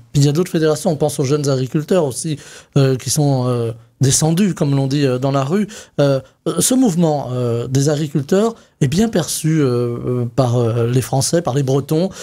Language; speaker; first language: French; native; French